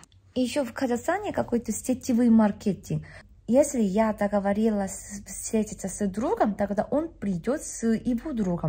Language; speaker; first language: Russian; non-native, learner; Korean